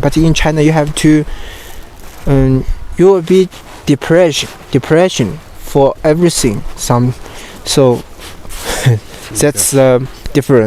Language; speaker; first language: English; non-native, learner; Chinese